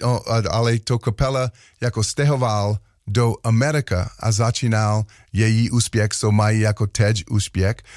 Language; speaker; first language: Czech; non-native, learner; English